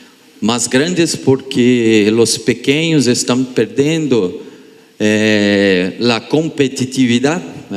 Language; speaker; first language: Spanish; non-native, learner; Portuguese